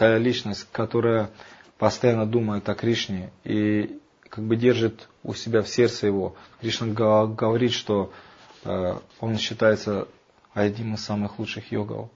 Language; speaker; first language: Russian; native; Russian